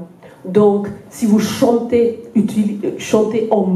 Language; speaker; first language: French; non-native, fluent; Welsh